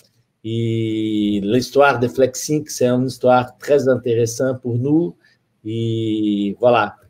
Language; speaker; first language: French; non-native, fluent; Portuguese